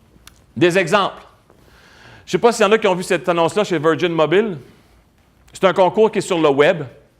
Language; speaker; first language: French; native; French